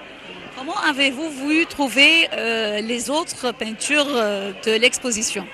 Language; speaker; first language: French; non-native, fluent; Arabic